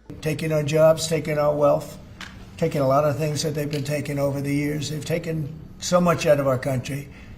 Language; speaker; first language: English; native; English